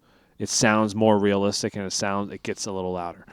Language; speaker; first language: English; native; English